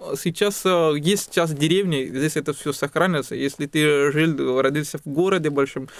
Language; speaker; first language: Russian; non-native, fluent; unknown